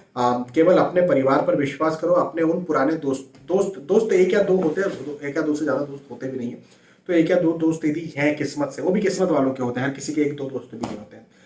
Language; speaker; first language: Hindi; native; Hindi